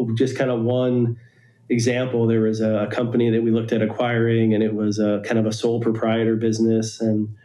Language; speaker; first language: English; native; English